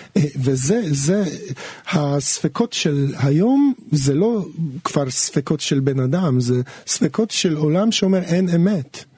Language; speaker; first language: Hebrew; non-native, fluent; Polish